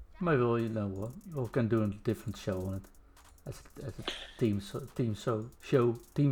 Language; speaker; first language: English; non-native, fluent; Dutch